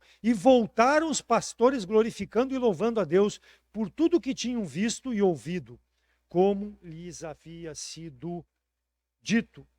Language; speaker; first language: Portuguese; native; Portuguese